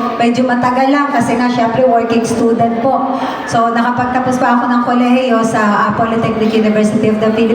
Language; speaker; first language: Filipino; non-native, local second language; Masbatenyo